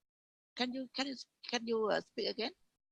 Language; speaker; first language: English; non-native, learner; Vietnamese